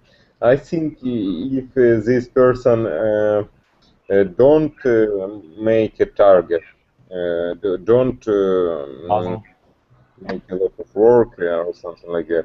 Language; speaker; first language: English; non-native, learner; Russian